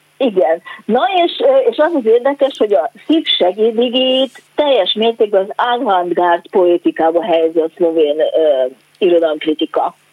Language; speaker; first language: Hungarian; native; Hungarian